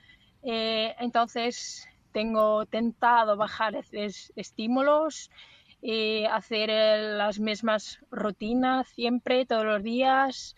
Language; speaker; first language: Spanish; non-native, learner; Portuguese